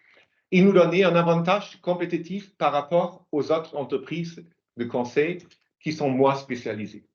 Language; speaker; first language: French; non-native, fluent; German